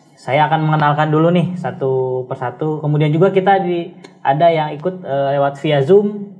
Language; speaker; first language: Indonesian; native; Indonesian